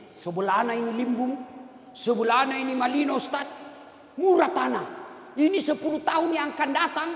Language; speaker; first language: Indonesian; non-native, local second language; Buginese